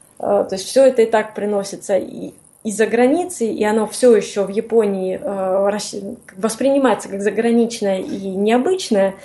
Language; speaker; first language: Russian; native; Russian